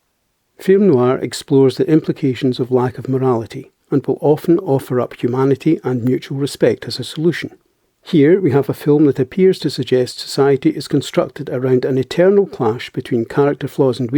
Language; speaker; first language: English; native; English